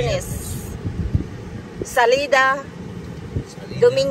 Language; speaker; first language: Spanish; non-native, learner; Filipino